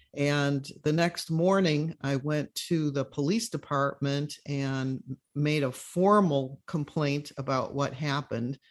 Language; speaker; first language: English; native; English